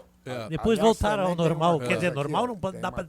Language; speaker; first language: Portuguese; native; Portuguese